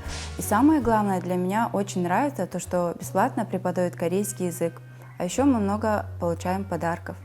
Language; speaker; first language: Russian; non-native, local second language; Kazakh